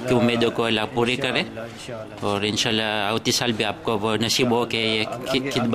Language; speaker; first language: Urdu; non-native, learner; Gujarati